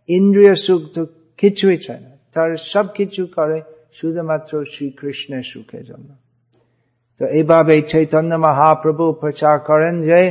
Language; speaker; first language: Bangla; non-native, fluent; English